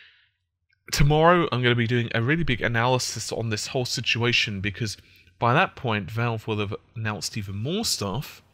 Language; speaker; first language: English; native; English